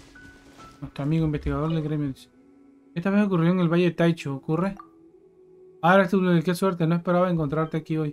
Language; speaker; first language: Spanish; native; Spanish